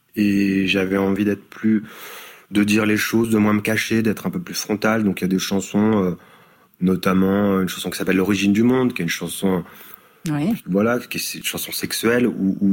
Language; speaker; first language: French; native; French